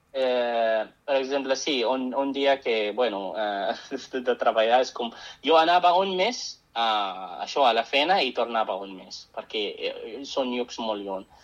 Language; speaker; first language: Catalan; non-native, fluent; Arabic